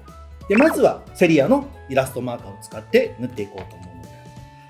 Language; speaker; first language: Japanese; native; Japanese